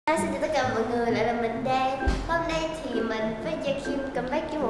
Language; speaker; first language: Vietnamese; native; Vietnamese